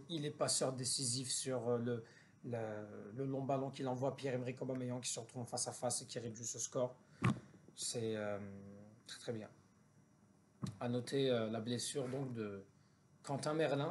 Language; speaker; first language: French; native; French